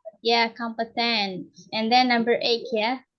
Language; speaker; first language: English; non-native, learner; Indonesian